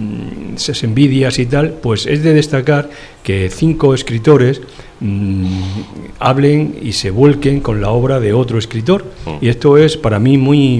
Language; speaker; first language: Spanish; native; Spanish